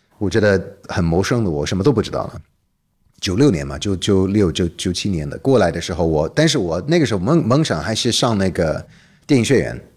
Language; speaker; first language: Chinese; non-native, fluent; English